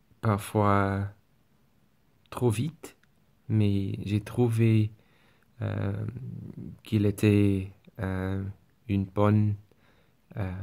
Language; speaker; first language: French; non-native, learner; English